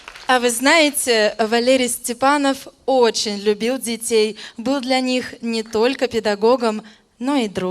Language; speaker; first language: Russian; native; Russian